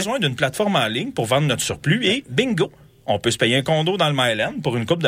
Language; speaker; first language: French; native; French